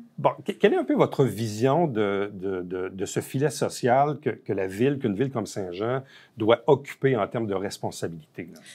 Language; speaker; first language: French; native; French